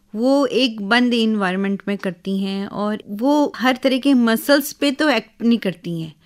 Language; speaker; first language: Hindi; native; Hindi